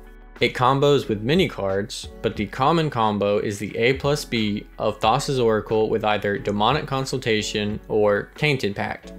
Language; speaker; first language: English; native; English